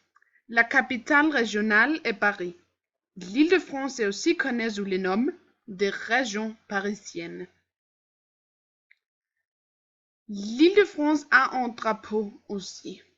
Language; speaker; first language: French; non-native, learner; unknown